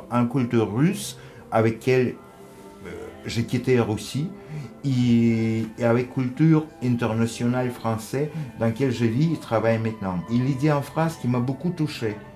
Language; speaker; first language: French; non-native, fluent; Russian